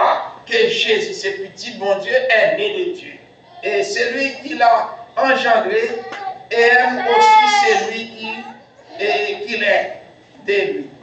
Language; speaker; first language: French; non-native, local second language; Haitian Creole